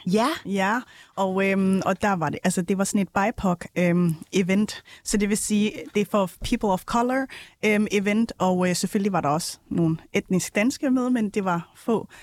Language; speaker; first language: Danish; early bilingual, other home language; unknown